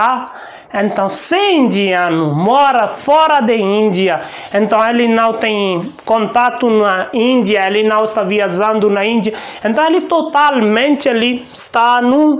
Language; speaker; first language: Portuguese; non-native, learner; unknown